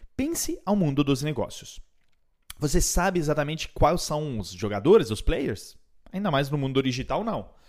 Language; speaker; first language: Portuguese; non-native, fluent; Italian